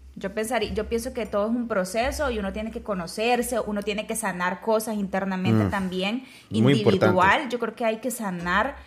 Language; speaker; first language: Spanish; native; Spanish